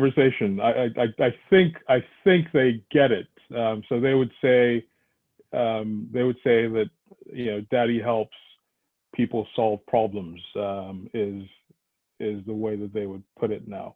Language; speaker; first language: English; non-native, local second language; Yoruba